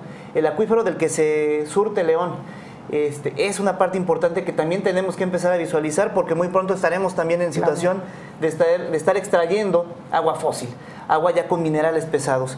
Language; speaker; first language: Spanish; native; Spanish